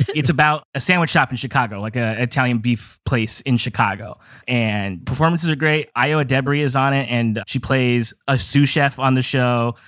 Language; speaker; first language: English; native; English